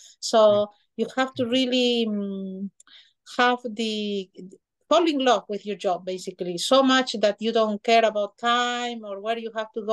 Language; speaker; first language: English; non-native, fluent; Spanish